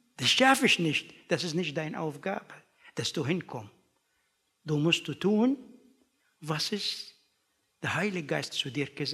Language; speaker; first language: German; non-native, learner; Arabic